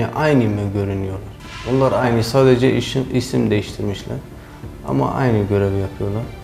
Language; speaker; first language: Turkish; non-native, learner; Kurdish